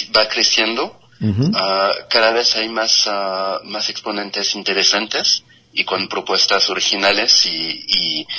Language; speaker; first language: Spanish; non-native, fluent; French